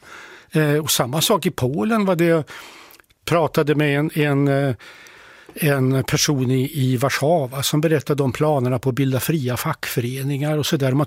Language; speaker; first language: Swedish; native; Swedish